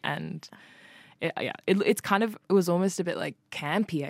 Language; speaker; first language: English; native; English